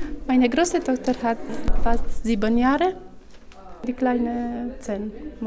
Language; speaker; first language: German; non-native, learner; Romanian